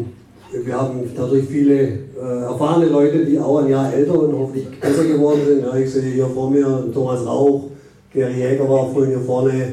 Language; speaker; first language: German; native; German